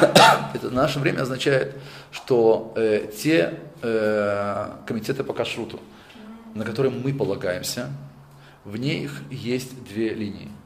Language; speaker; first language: Russian; native; Russian